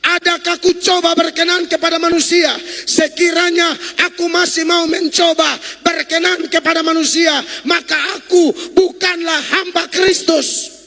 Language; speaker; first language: Indonesian; native; Indonesian